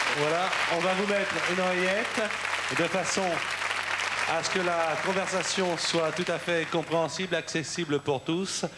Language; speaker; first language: French; native; French